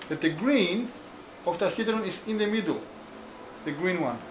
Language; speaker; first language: English; non-native, fluent; Greek